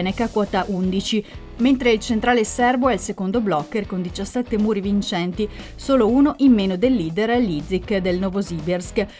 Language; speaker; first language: Italian; native; Italian